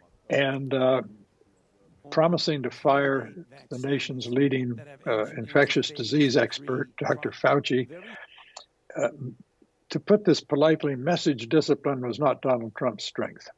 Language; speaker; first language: English; native; English